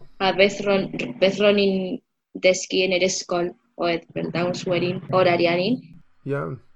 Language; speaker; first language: Welsh; non-native, fluent; Spanish